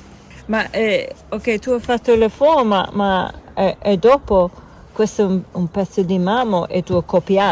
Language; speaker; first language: Italian; non-native, learner; English